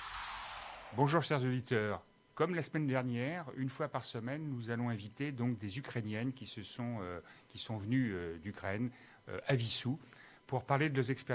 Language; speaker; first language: French; native; French